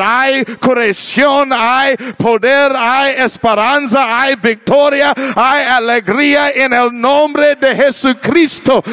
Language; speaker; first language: Spanish; non-native, learner; English